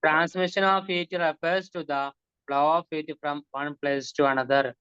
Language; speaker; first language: English; non-native, local second language; Malayalam